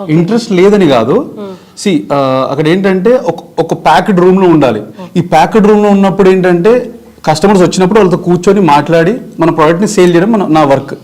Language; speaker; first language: Telugu; native; Telugu